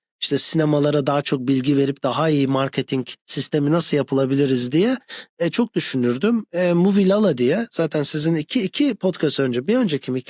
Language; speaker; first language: Turkish; early bilingual, other home language; English